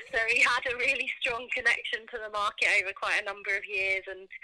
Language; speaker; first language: English; native; English